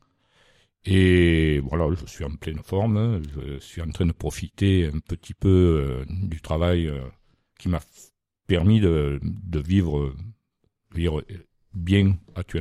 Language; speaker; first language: French; native; French